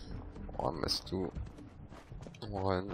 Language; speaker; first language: French; native; French